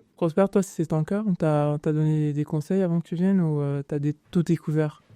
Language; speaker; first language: French; early bilingual, other home language; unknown